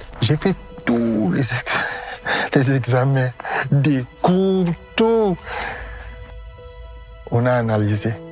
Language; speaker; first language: French; non-native, local second language; Lingala